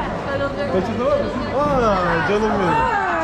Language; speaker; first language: Turkish; native; Turkish